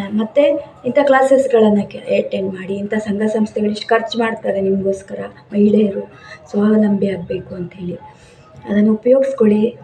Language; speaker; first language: Kannada; non-native, local second language; Konkani